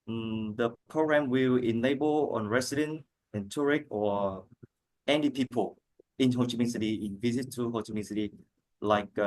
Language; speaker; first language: English; non-native, learner; Vietnamese